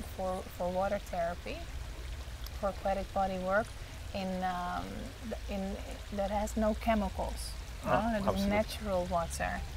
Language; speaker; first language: English; non-native, fluent; Dutch